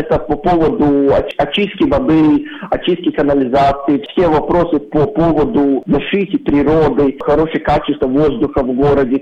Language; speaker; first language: Russian; non-native, local second language; Latvian